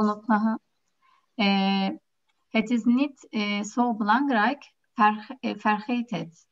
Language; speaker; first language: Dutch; non-native, learner; Turkish